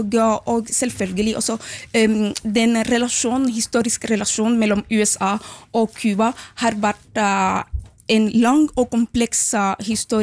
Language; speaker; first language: Norwegian; non-native, fluent; Spanish